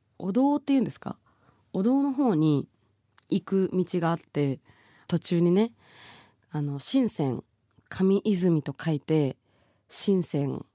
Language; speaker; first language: Japanese; early bilingual, other home language; Bangla